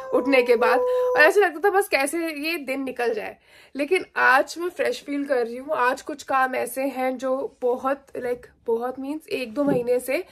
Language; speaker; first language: Hindi; native; Hindi